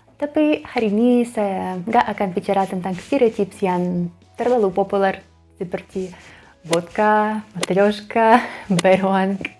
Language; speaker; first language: Indonesian; non-native, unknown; Russian